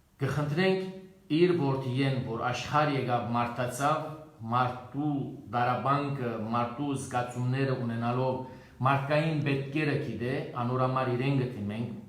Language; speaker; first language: Armenian; native; Armenian